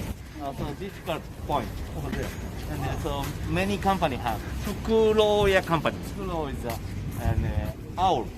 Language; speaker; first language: English; non-native, learner; Japanese